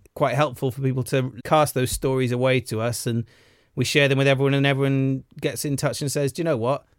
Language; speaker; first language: English; native; English